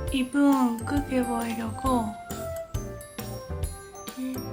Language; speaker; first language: Korean; non-native, learner; Japanese